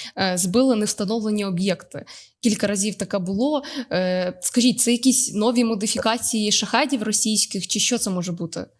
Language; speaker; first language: Ukrainian; native; Ukrainian